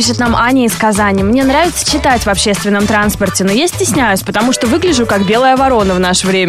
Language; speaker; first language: Russian; native; Russian